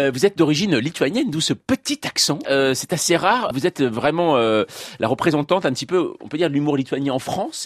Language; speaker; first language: French; native; French